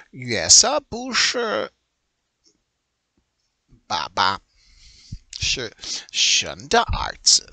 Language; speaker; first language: Chinese; non-native, learner; English